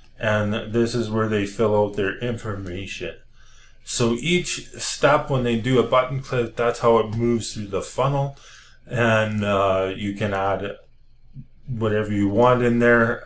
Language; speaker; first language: English; native; English